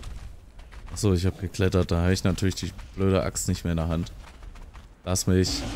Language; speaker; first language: German; native; German